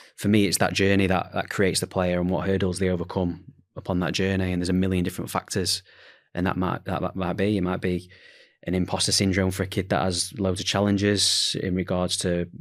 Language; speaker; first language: English; native; English